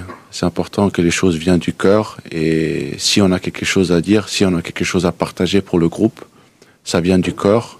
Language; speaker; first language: French; non-native, fluent; Danish